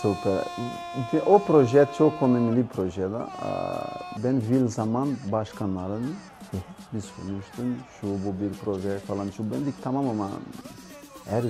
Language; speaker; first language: Turkish; non-native, learner; Portuguese